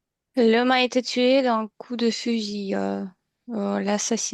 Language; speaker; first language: French; non-native, learner; Ukrainian